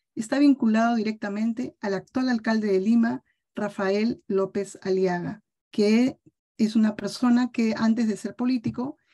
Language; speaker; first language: Spanish; native; Spanish